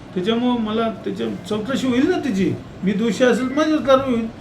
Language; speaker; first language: Marathi; native; Marathi